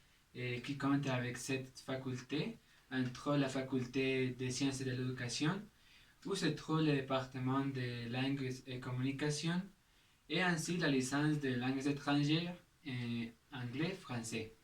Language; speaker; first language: French; non-native, learner; Spanish